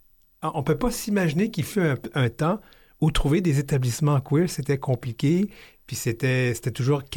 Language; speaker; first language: French; native; French